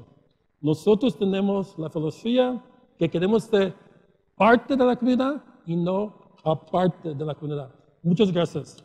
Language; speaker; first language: Spanish; early bilingual, heritage; Spanish